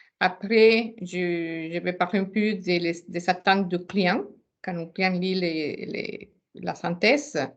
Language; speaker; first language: French; non-native, fluent; Spanish